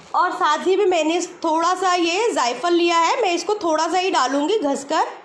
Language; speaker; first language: Hindi; native; Hindi